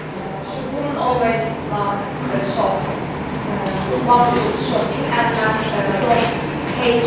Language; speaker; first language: English; non-native, learner; Turkish